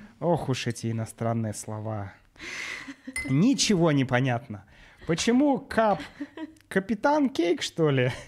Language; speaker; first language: Russian; native; Russian